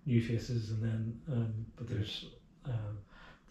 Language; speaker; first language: English; native; English